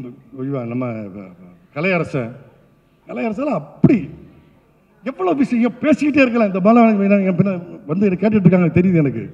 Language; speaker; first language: Tamil; native; Tamil